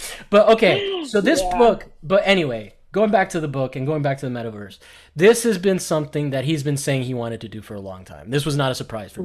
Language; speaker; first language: English; early bilingual, other home language; Spanish